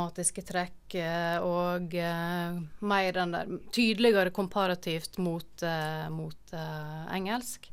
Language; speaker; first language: Norwegian; native; Norwegian